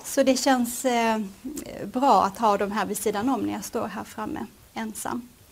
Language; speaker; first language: Swedish; native; Swedish